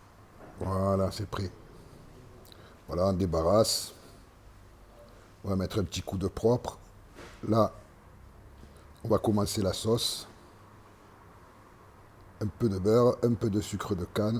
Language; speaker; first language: French; native; French